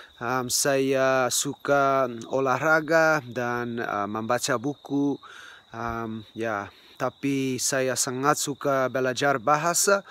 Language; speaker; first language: Indonesian; non-native, learner; English